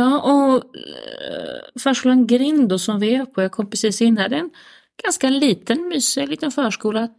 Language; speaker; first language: Swedish; native; Swedish